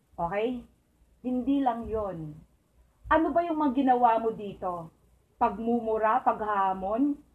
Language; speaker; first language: Filipino; non-native, local second language; Iloko